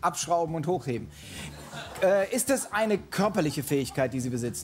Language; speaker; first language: German; native; German